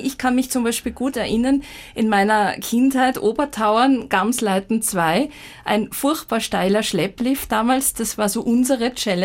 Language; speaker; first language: German; native; German